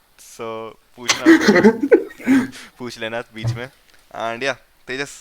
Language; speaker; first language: Hindi; native; Hindi